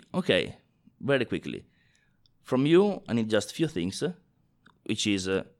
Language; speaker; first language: English; non-native, fluent; Italian